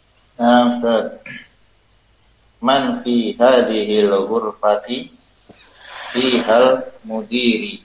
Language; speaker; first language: Arabic; non-native, learner; Indonesian